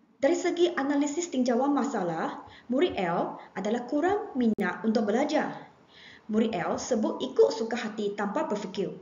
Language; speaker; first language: Malay; non-native, local second language; Chinese